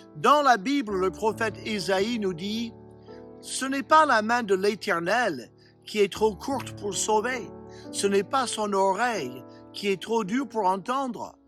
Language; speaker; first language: French; non-native, fluent; English